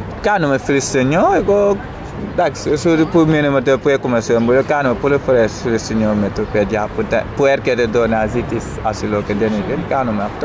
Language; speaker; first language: Greek; non-native, learner; Wolof